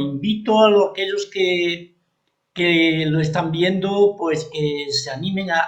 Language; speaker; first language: Spanish; native; Spanish